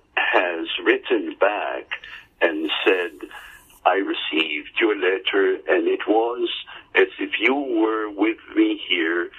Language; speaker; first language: English; early bilingual, heritage; English